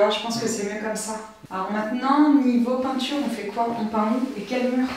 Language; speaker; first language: French; native; French